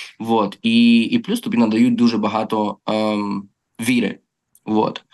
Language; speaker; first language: Ukrainian; early bilingual, heritage; Ukrainian